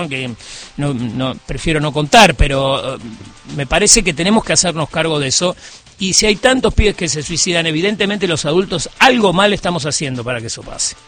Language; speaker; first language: Spanish; native; Spanish